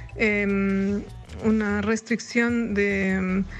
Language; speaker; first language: Spanish; native; Spanish